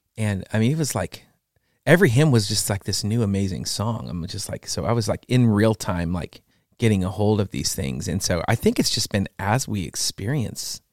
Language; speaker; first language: English; native; English